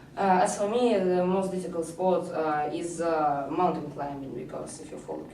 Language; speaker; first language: English; non-native, learner; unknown